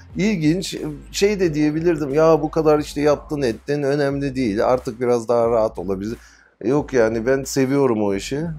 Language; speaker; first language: Turkish; early bilingual, heritage; Turkish